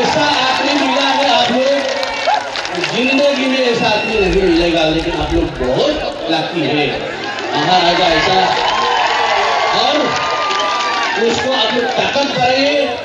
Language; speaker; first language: Hindi; non-native, local second language; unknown